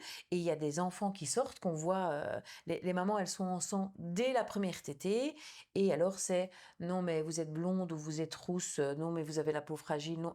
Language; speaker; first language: French; native; French